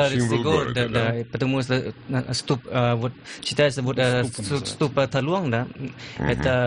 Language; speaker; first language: Russian; non-native, learner; Lao